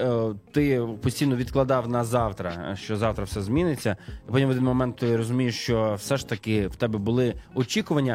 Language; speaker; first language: Ukrainian; native; Ukrainian